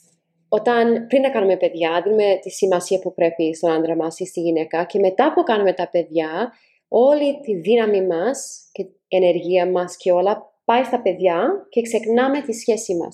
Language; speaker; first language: Greek; early bilingual, heritage; Greek